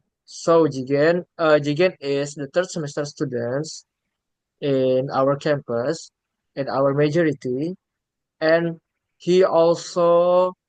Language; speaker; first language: English; non-native, learner; Indonesian